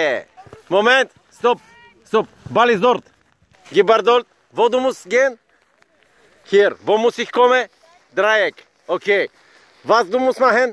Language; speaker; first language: German; non-native, learner; Bulgarian